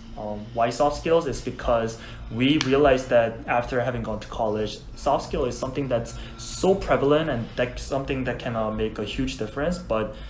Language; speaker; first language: English; non-native, fluent; Korean